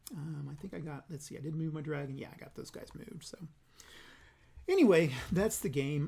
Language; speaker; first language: English; native; English